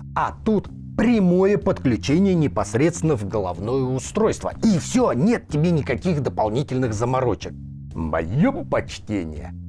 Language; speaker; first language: Russian; native; Russian